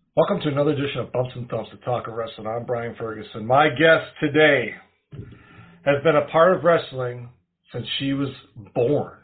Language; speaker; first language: English; native; English